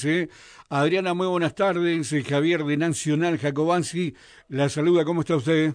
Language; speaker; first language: Spanish; native; Spanish